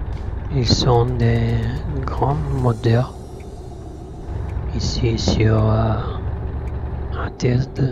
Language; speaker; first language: French; non-native, learner; Italian